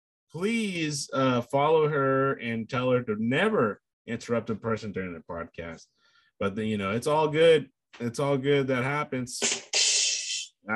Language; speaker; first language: English; native; English